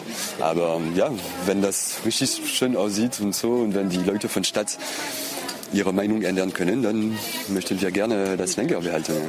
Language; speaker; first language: German; non-native, fluent; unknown